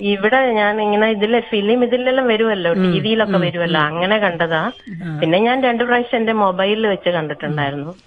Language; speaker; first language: Malayalam; native; Malayalam